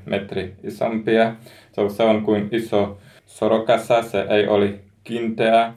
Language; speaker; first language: Finnish; non-native, learner; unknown